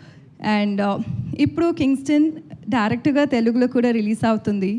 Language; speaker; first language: Telugu; non-native, learner; Tamil